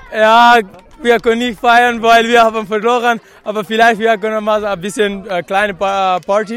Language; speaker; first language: German; non-native, learner; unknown